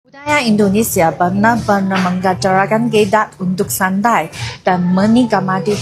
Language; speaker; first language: Indonesian; non-native, fluent; Chinese